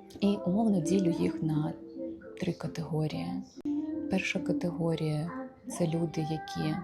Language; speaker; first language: Ukrainian; non-native, local second language; Russian